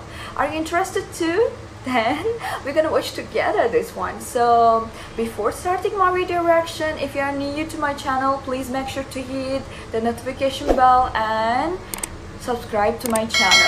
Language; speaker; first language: English; non-native, fluent; Urdu